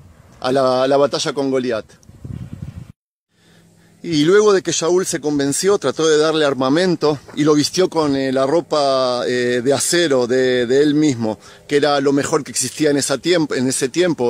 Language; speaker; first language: Spanish; native; Spanish